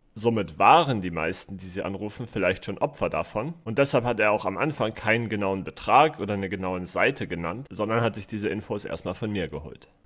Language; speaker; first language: German; native; German